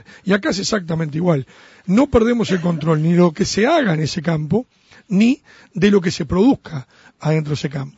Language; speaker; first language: Spanish; native; Spanish